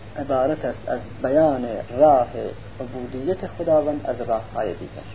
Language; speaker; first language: Persian; non-native, local second language; Central Kurdish